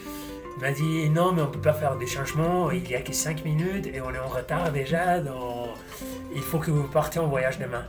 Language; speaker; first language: French; non-native, fluent; Spanish